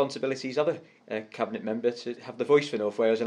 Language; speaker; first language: English; native; English